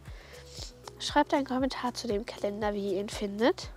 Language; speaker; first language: German; native; German